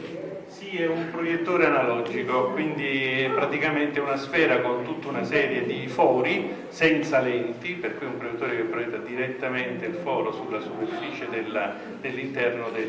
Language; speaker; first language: Italian; native; Italian